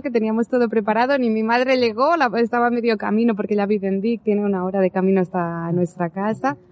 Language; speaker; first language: Spanish; native; Spanish